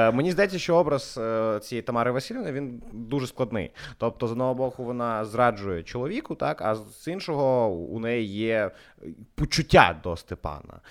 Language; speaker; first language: Ukrainian; non-native, local second language; Russian